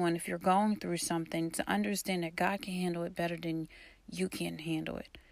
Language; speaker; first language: English; early bilingual, other home language; Haitian Creole